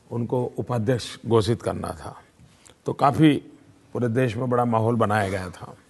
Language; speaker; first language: Hindi; non-native, local second language; Gujarati